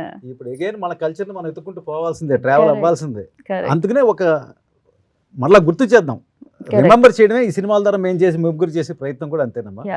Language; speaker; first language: Telugu; native; Telugu